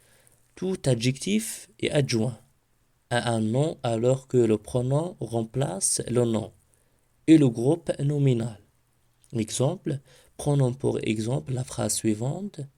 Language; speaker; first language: French; non-native, local second language; Arabic